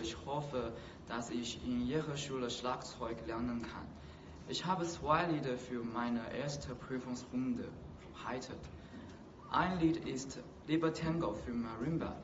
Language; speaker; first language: German; non-native, learner; Chinese